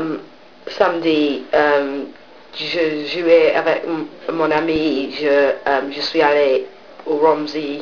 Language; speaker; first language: French; non-native, learner; English